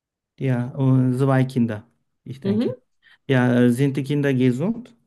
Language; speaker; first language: German; non-native, learner; Turkish